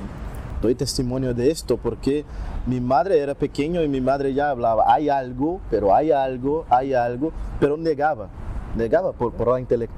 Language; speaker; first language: Spanish; non-native, learner; Portuguese